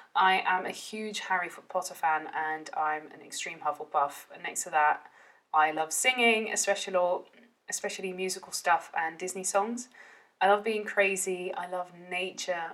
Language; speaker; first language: English; early bilingual, heritage; Dutch